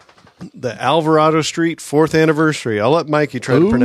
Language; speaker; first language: English; native; English